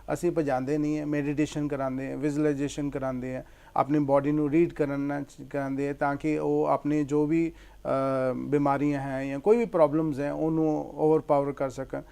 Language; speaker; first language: Hindi; non-native, local second language; Punjabi